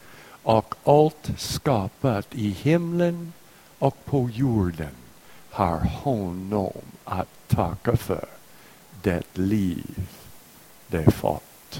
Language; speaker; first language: Swedish; non-native, fluent; English